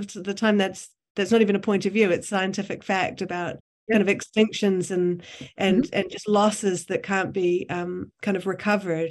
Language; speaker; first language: English; native; English